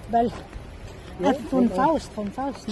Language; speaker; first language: German; non-native, learner; Filipino